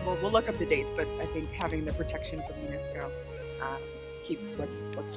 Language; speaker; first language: English; native; English